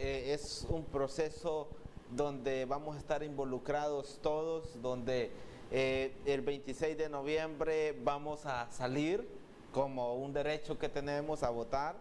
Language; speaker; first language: Spanish; native; Spanish